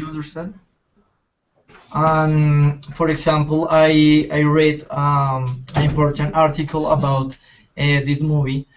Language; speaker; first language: English; non-native, learner; Spanish